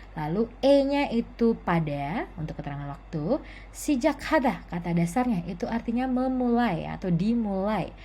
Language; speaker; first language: Indonesian; native; Indonesian